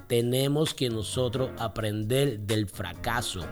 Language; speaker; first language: Spanish; early bilingual, heritage; Spanish